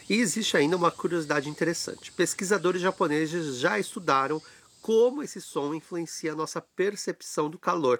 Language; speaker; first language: Portuguese; native; Portuguese